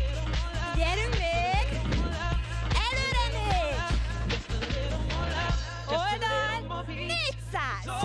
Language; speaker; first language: Hungarian; native; Hungarian